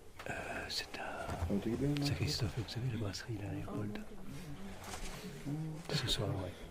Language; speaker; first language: French; native; French